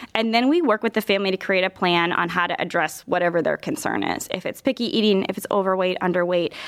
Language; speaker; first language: English; native; English